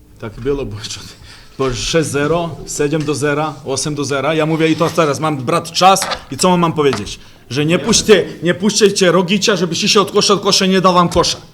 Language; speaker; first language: Polish; non-native, fluent; Serbian